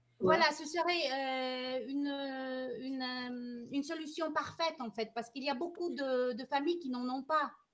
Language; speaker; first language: French; non-native, fluent; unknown